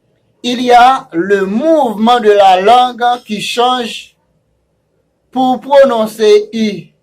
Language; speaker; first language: French; non-native, fluent; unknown